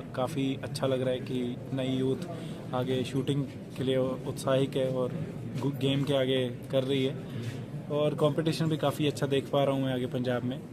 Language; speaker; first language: Hindi; non-native, local second language; Punjabi